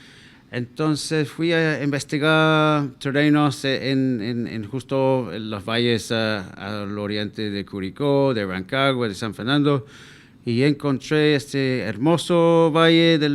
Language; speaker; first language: Spanish; non-native, fluent; English